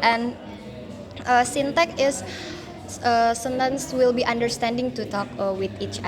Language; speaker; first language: English; non-native, learner; Indonesian